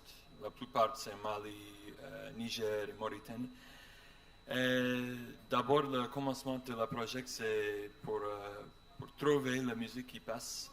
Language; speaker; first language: French; non-native, learner; English